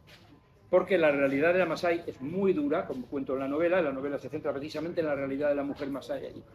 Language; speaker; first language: Spanish; native; Spanish